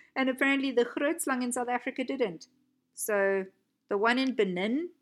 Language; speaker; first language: English; native; English